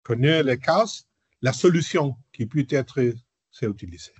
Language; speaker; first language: French; non-native, learner; Spanish